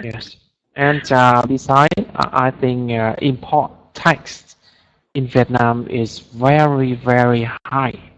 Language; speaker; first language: English; non-native, learner; Vietnamese